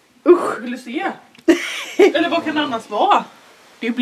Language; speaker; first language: Swedish; native; Swedish